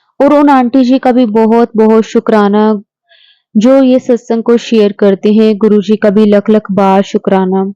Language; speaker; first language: Hindi; native; Hindi